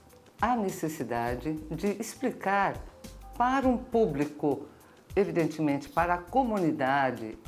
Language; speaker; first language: Portuguese; native; Portuguese